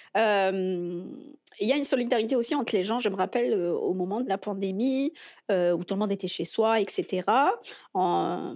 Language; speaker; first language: French; non-native, local second language; Arabic